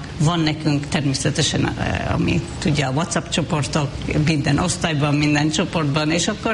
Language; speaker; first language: Hungarian; non-native, fluent; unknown